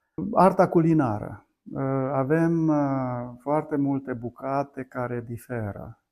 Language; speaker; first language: Romanian; non-native, local second language; Hungarian